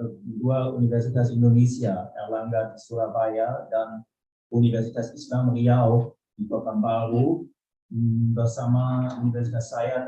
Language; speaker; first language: Indonesian; non-native, learner; German